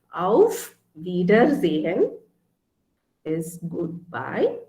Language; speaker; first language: German; non-native, fluent; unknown